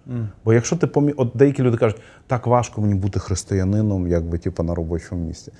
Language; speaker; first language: Ukrainian; non-native, local second language; Russian